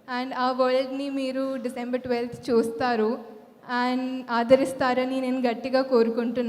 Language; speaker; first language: Telugu; non-native, fluent; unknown